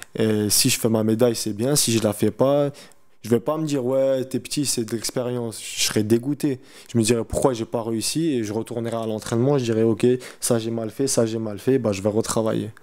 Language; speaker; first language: French; early bilingual, other home language; Chechen